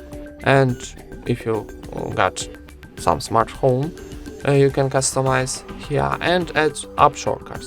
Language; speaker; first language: English; non-native, fluent; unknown